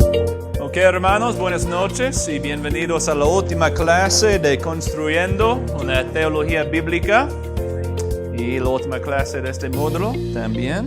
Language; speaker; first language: Spanish; non-native, fluent; English